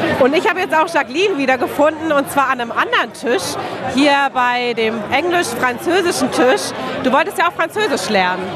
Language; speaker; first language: German; native; German